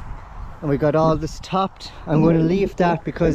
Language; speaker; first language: English; native; English